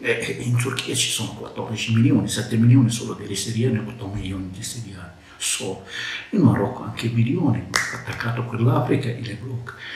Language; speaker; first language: Italian; non-native, learner; Arabic